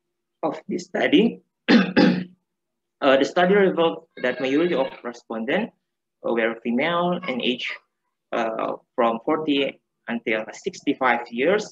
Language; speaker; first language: English; non-native, fluent; Indonesian